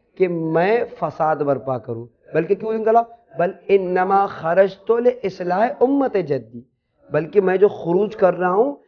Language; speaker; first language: Urdu; native; Urdu